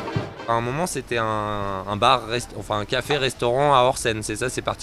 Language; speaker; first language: French; native; French